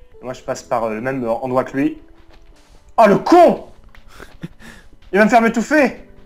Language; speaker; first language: French; native; French